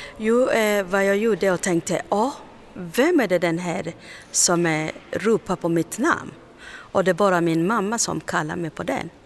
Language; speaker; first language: Swedish; non-native, learner; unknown